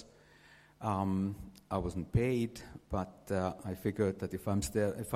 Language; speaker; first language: English; non-native, fluent; Finnish